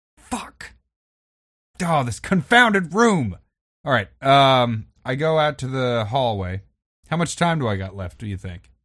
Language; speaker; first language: English; native; English